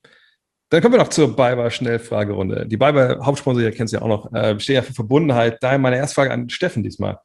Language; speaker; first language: German; native; German